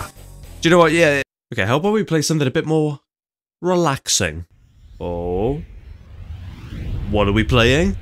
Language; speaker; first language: English; native; English